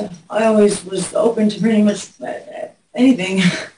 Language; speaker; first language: English; native; English